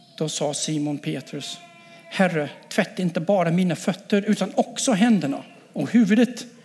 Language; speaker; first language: Swedish; non-native, fluent; English